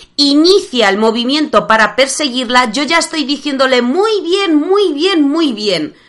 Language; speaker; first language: Spanish; non-native, fluent; Polish